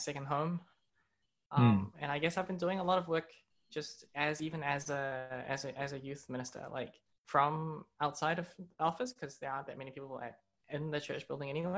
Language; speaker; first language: English; non-native, local second language; Cantonese